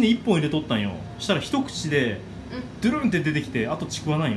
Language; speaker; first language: Japanese; native; Japanese